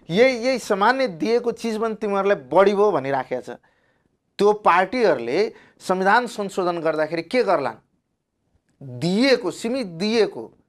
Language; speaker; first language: Nepali; non-native, local second language; Maithili